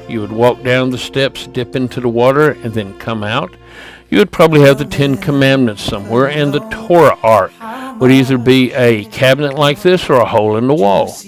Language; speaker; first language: English; native; English